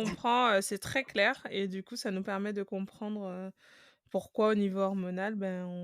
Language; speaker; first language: French; native; French